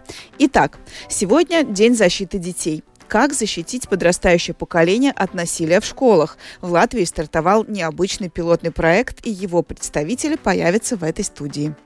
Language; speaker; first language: Russian; native; Russian